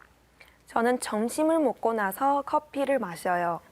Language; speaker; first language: Korean; non-native, learner; Chinese